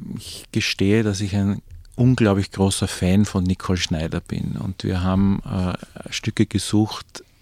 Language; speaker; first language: German; native; German